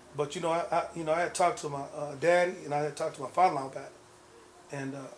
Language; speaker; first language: English; native; English